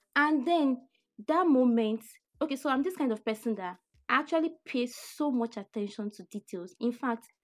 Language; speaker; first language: English; non-native, local second language; Yoruba